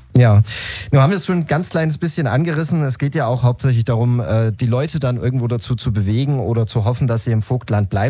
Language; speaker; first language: German; native; German